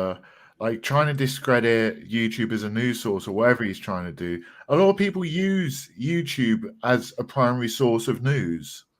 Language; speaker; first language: English; native; English